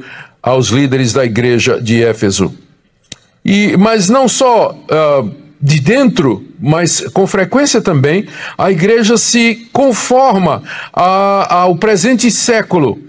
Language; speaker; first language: Portuguese; native; Portuguese